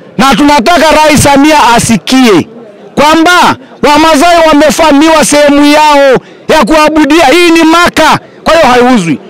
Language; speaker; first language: Swahili; non-native, local second language; Masai